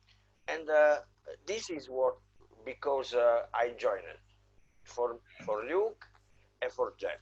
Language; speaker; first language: English; non-native, fluent; Italian